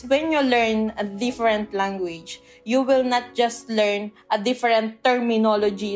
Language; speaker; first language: English; non-native, local second language; Filipino